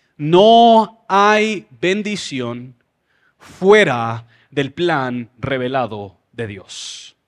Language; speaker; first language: Spanish; native; Spanish